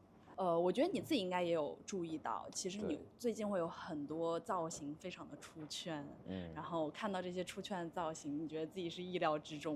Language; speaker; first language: Chinese; native; Chinese